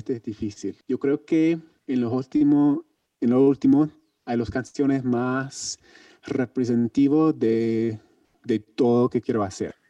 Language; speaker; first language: Spanish; non-native, learner; English